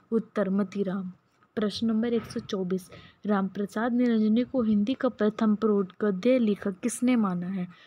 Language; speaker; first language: Hindi; native; Hindi